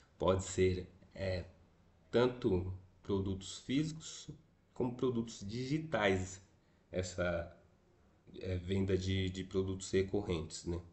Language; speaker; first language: Portuguese; native; Portuguese